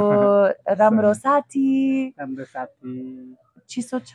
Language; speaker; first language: Nepali; non-native, learner; Dutch